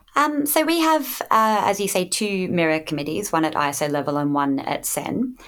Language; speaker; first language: English; native; English